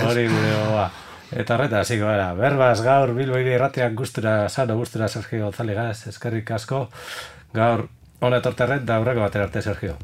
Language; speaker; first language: Basque; native; Basque